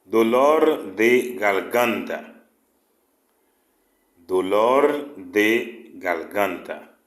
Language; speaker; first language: Spanish; non-native, fluent; Haitian Creole